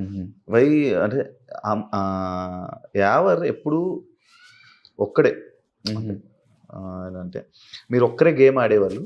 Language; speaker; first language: Telugu; native; Telugu